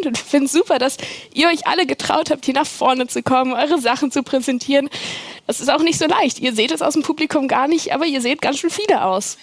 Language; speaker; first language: German; native; German